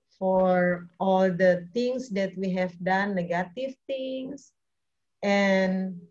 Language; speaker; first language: English; non-native, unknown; Indonesian